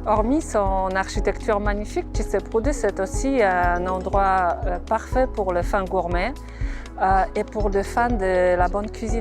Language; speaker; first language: French; non-native, fluent; Russian